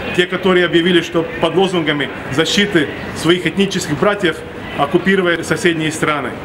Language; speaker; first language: Russian; non-native, local second language; Latvian